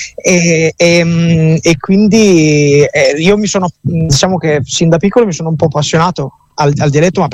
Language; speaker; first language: Italian; native; Italian